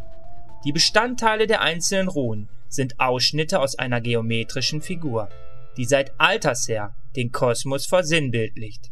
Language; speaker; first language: German; native; German